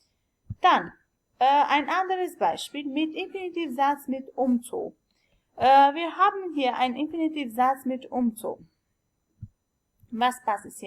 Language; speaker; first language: German; non-native, learner; Albanian